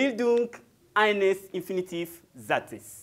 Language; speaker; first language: German; non-native, learner; French